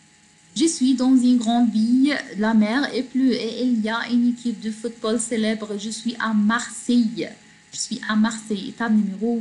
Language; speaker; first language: French; non-native, fluent; Arabic